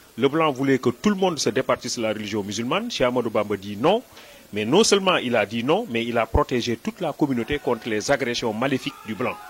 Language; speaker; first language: French; non-native, local second language; Wolof